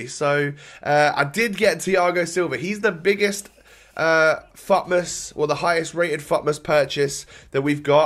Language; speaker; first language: English; native; English